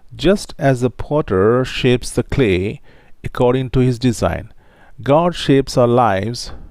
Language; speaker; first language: English; non-native, local second language; Telugu